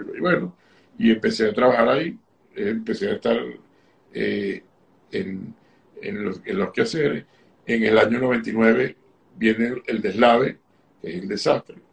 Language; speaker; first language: Spanish; native; Spanish